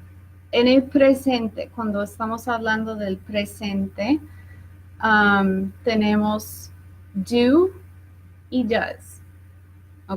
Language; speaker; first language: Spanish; non-native, fluent; English